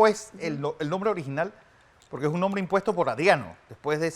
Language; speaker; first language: Spanish; native; Spanish